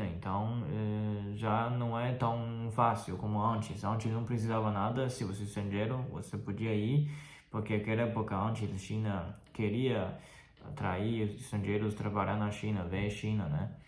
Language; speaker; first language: Portuguese; non-native, fluent; Chinese